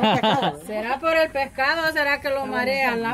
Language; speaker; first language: Spanish; native; Spanish